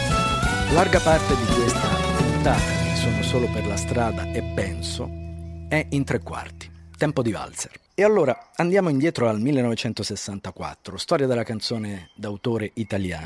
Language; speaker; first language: Italian; native; Italian